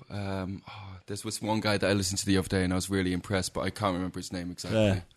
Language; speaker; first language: English; native; English